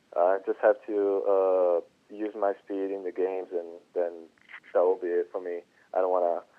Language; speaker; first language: English; non-native, fluent; Italian